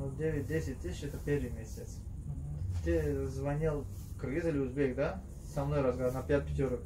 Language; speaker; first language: Russian; non-native, fluent; Tajik